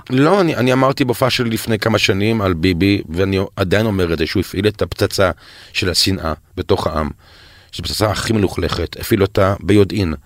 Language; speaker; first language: Hebrew; native; Hebrew